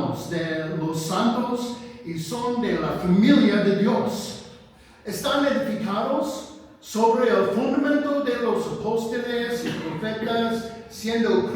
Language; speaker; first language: Spanish; non-native, fluent; English